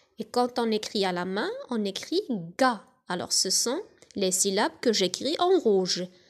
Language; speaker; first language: French; non-native, local second language; Arabic